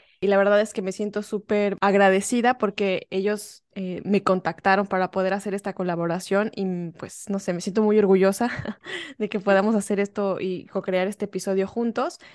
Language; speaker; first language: Spanish; native; Spanish